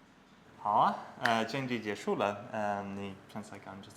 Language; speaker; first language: Chinese; non-native, learner; English